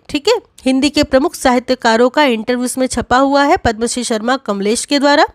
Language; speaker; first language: Hindi; native; Hindi